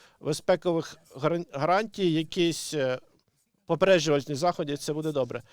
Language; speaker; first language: Ukrainian; non-native, local second language; Russian